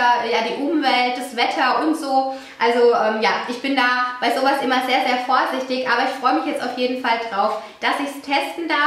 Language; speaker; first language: German; native; German